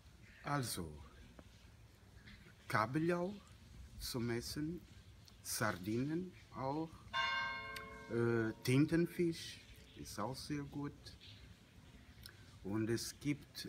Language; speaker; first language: German; non-native, fluent; Portuguese